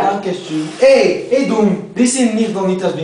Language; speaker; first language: German; non-native, learner; Spanish